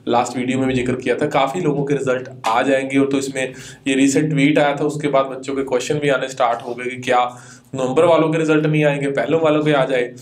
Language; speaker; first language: Hindi; non-native, local second language; Punjabi